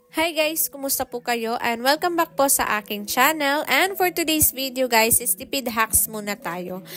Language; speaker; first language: Filipino; non-native, local second language; Cebuano